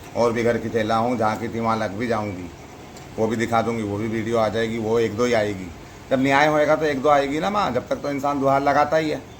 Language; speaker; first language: Hindi; native; Hindi